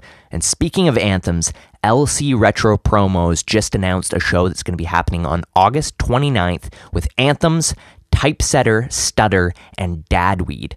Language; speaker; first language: English; native; English